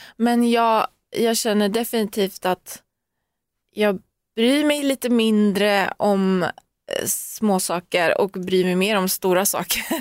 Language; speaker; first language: Swedish; early bilingual, other home language; Persian